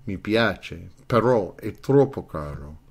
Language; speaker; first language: Italian; non-native, fluent; English